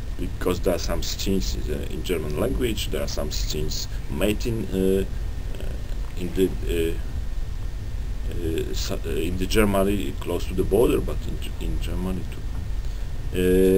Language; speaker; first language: English; non-native, learner; Polish